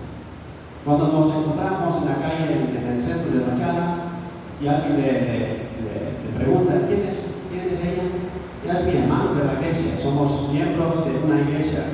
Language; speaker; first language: Spanish; non-native, fluent; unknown